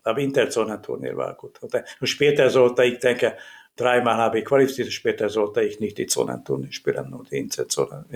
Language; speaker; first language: German; non-native, learner; Hungarian